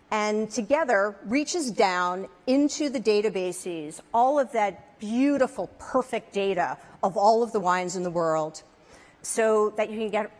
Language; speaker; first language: English; native; English